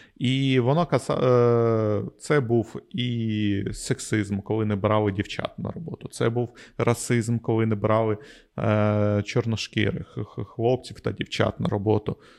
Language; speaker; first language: Ukrainian; non-native, local second language; Russian